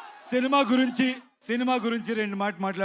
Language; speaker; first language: Telugu; non-native, learner; Kannada